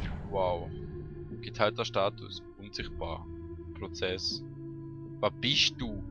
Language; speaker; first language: German; native; German